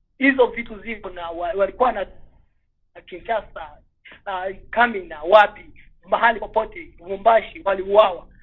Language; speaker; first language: Swahili; non-native, local second language; Kinyarwanda